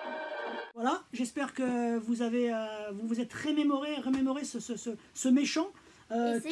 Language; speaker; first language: French; native; French